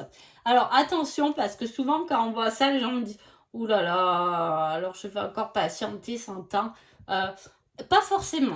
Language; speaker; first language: French; native; French